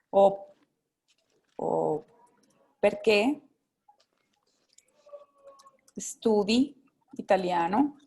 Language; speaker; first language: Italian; non-native, fluent; Spanish